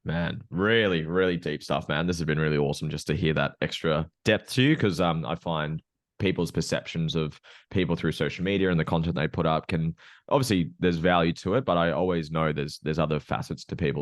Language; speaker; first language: English; native; English